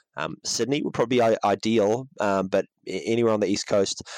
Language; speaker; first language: English; native; English